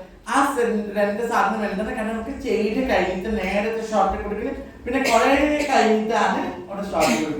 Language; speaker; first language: Malayalam; non-native, local second language; Assamese